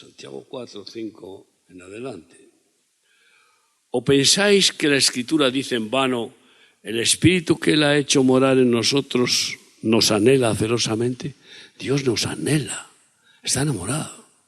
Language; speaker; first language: Spanish; native; Spanish